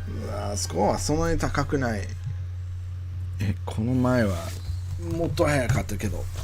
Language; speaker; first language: Japanese; non-native, learner; English